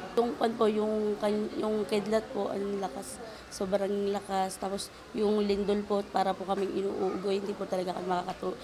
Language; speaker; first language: Filipino; native; Filipino